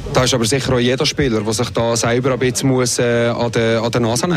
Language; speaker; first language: German; native; German